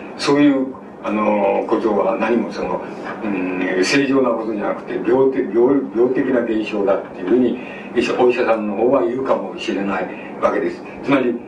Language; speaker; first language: Japanese; native; Japanese